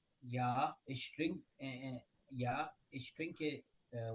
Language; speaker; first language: German; non-native, learner; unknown